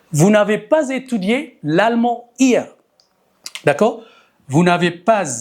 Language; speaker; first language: French; non-native, fluent; Amharic